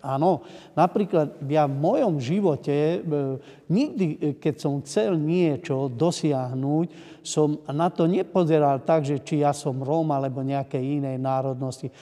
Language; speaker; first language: Slovak; non-native, local second language; Hungarian